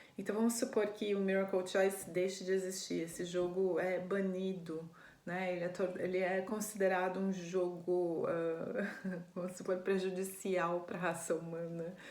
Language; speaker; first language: Portuguese; native; Portuguese